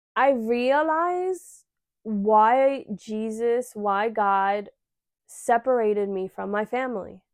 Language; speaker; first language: English; early bilingual, other home language; Spanish